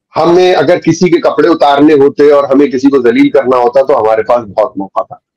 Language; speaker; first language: Hindi; native; Hindi